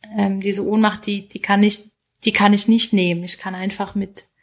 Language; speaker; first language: German; native; German